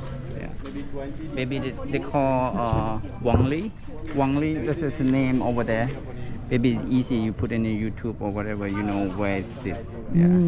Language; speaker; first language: English; non-native, learner; Thai